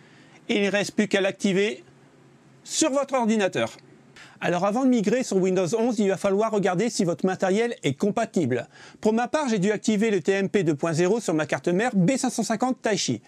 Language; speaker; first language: French; native; French